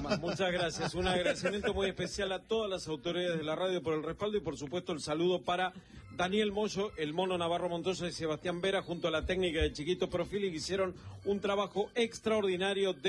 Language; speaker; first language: Spanish; native; Spanish